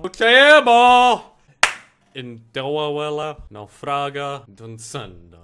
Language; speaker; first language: Portuguese; non-native, learner; English